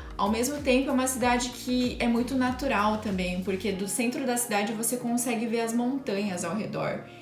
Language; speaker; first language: Portuguese; native; Portuguese